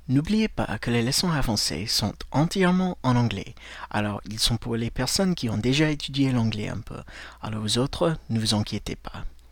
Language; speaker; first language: French; non-native, fluent; English